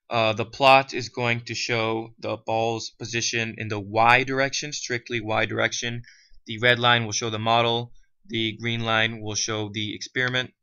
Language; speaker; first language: English; native; English